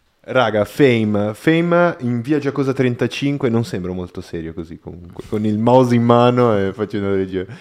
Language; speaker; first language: Italian; non-native, fluent; Portuguese